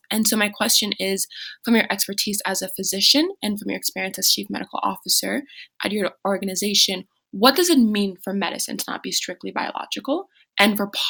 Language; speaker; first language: English; non-native, local second language; French